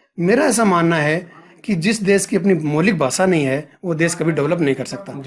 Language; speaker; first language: Hindi; native; Hindi